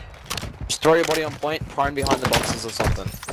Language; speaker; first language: English; native; English